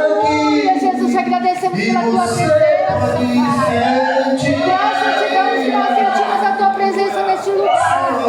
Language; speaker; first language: Portuguese; native; Portuguese